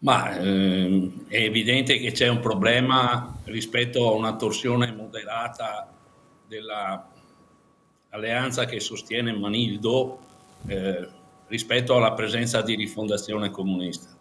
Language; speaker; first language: Italian; native; Italian